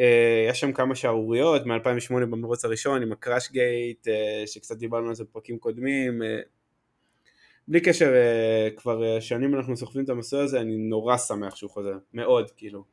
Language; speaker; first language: Hebrew; native; Hebrew